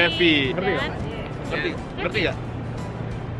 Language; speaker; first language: Indonesian; native; Indonesian